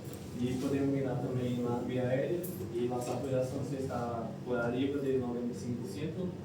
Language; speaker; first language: Portuguese; non-native, learner; Spanish